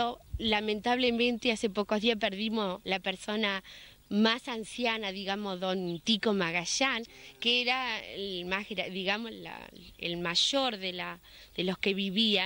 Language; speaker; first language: Spanish; native; Spanish